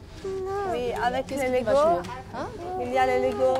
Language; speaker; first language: French; non-native, learner; Italian